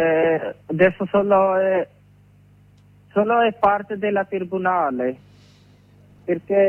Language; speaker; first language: Italian; non-native, learner; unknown